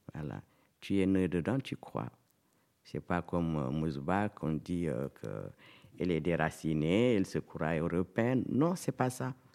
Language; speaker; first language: French; non-native, local second language; Fula